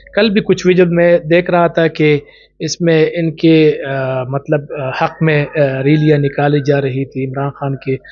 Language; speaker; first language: Urdu; non-native, local second language; Pashto